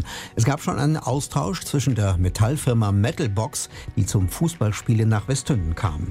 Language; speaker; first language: German; native; German